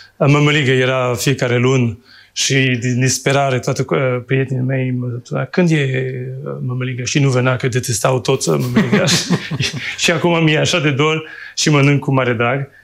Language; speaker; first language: Romanian; non-native, fluent; French